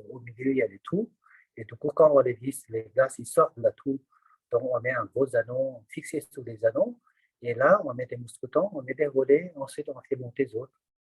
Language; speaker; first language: French; non-native, fluent; Nepali